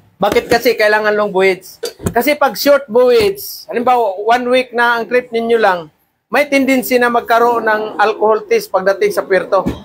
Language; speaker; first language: Filipino; non-native, local second language; Cebuano